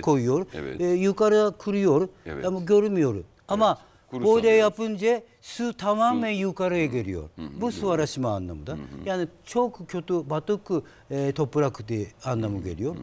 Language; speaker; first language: Turkish; non-native, learner; Japanese